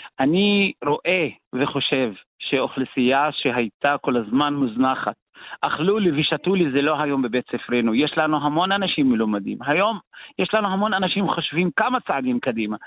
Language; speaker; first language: Hebrew; non-native, local second language; Arabic